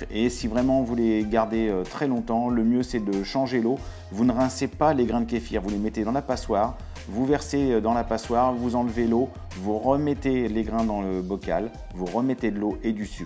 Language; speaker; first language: French; native; French